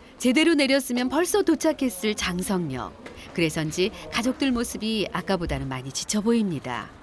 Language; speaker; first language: Korean; native; Korean